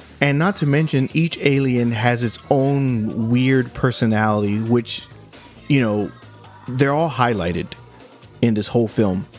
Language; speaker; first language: English; native; English